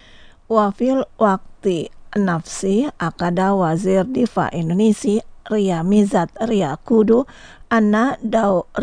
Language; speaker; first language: Arabic; non-native, fluent; Indonesian